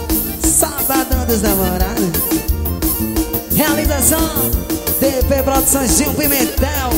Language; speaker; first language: Portuguese; native; Portuguese